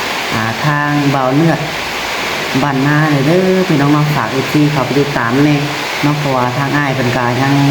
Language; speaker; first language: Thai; non-native, local second language; Lao